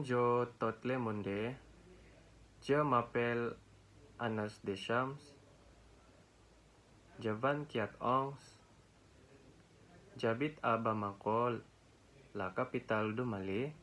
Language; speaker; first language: French; non-native, learner; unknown